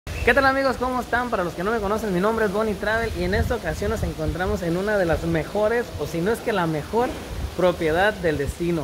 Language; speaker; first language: Spanish; native; Spanish